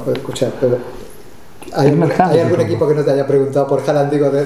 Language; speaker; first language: Spanish; native; Spanish